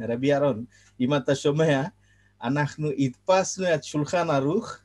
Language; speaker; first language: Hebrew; non-native, fluent; Telugu